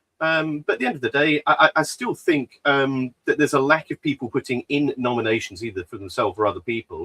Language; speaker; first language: English; native; English